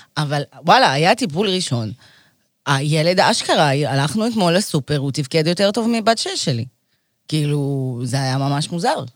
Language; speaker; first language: Hebrew; early bilingual, other home language; Russian